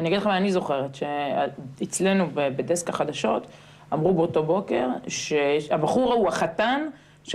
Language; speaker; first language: Hebrew; native; Hebrew